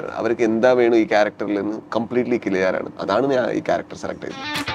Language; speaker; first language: Malayalam; non-native, learner; Kannada